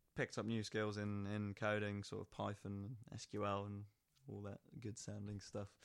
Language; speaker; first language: English; native; English